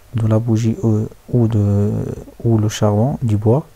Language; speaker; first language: French; non-native, local second language; Arabic